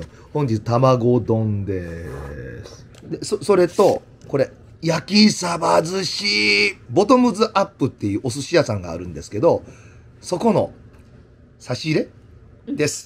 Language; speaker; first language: Japanese; native; Japanese